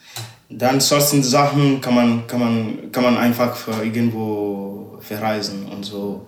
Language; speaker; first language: German; non-native, learner; Ewe